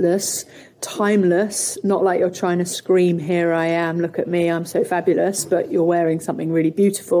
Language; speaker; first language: English; native; English